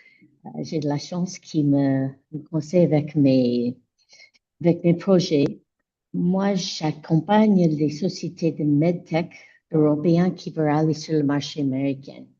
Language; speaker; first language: French; non-native, fluent; English